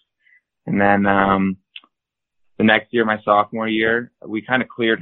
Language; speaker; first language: English; native; English